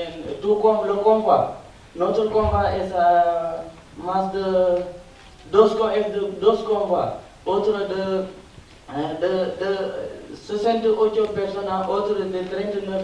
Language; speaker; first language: Spanish; non-native, learner; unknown